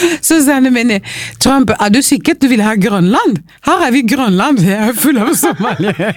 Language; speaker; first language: Norwegian; non-native, fluent; Swahili